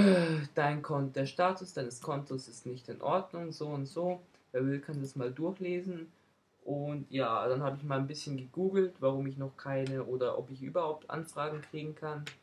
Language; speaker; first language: German; native; German